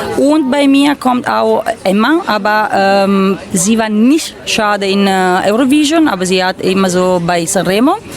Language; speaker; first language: German; non-native, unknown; Italian